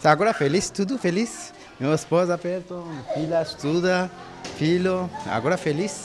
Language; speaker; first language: Portuguese; non-native, learner; Bangla